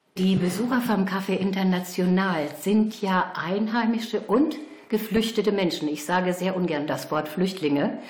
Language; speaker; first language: German; native; German